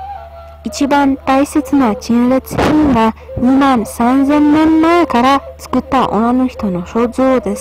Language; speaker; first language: Japanese; non-native, learner; Romanian